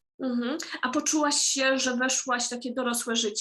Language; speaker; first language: Polish; native; Polish